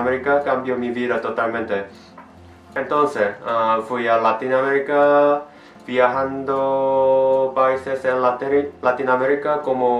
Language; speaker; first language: Spanish; non-native, learner; Korean